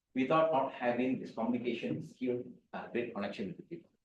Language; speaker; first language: English; non-native, local second language; Tamil